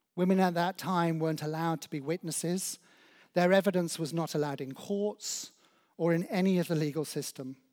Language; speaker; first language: English; native; English